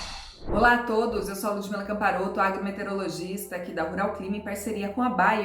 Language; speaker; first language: Portuguese; native; Portuguese